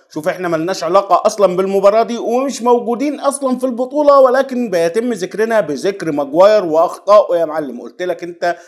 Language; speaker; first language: Arabic; native; Arabic